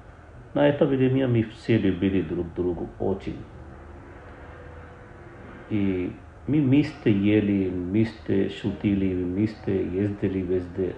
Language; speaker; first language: Russian; non-native, learner; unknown